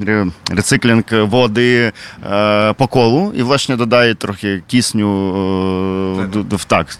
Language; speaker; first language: Polish; non-native, fluent; Ukrainian